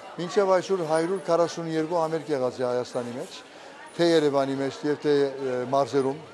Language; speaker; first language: Armenian; early bilingual, heritage; Armenian